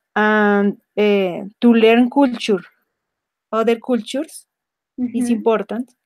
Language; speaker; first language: English; non-native, learner; Spanish